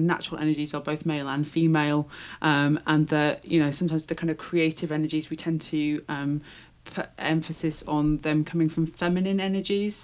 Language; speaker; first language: English; native; English